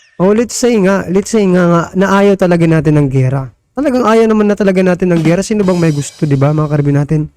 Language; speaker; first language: Filipino; non-native, local second language; Waray